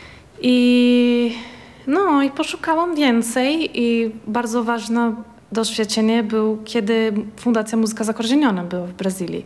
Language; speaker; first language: Polish; non-native, learner; Portuguese